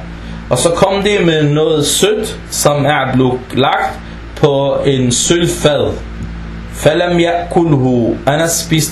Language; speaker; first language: Danish; non-native, fluent; Arabic